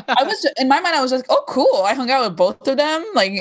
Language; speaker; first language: English; non-native, fluent; Arabic